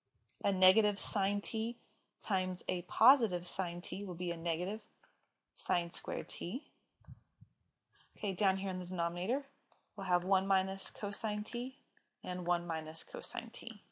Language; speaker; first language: English; native; English